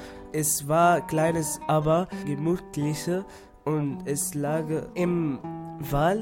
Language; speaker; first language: German; non-native, learner; French